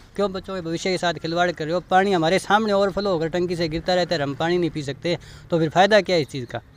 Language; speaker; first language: Hindi; native; Hindi